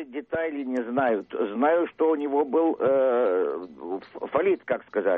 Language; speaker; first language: Russian; early bilingual, heritage; Russian